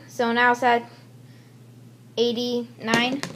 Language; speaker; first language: English; native; English